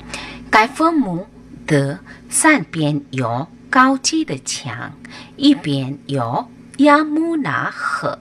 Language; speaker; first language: Chinese; non-native, fluent; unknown